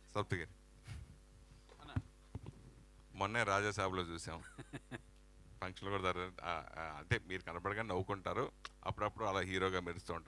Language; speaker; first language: Telugu; native; Telugu